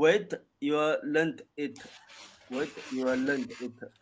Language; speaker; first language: English; non-native, learner; Chinese